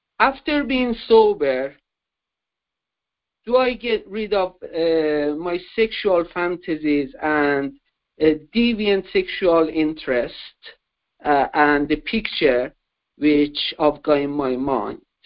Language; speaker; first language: English; non-native, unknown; Persian